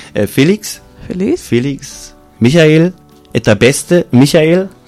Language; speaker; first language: Basque; non-native, learner; German